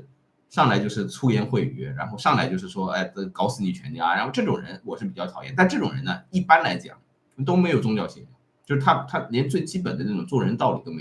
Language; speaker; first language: Chinese; native; Chinese